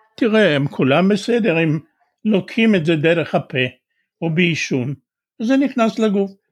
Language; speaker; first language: Hebrew; non-native, fluent; Bulgarian